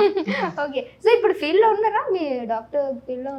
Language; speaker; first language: Telugu; native; Telugu